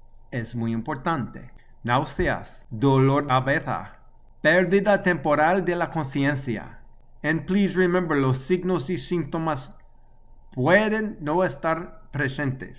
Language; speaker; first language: Spanish; non-native, learner; English